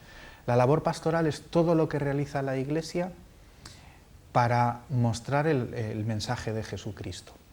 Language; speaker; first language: Spanish; native; Spanish